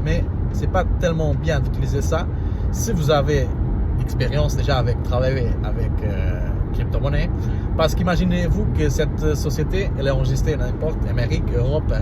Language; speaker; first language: French; non-native, learner; Portuguese